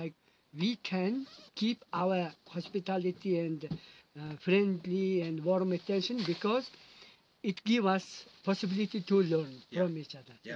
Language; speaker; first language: English; non-native, learner; Mongolian